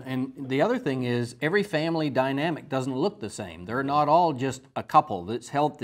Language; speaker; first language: English; native; English